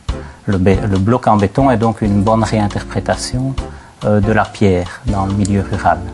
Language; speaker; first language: French; native; French